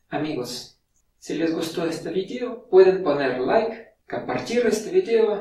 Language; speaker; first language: Spanish; non-native, fluent; Russian